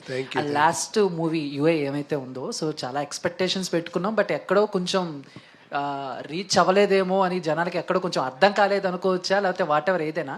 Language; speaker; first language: Telugu; native; Telugu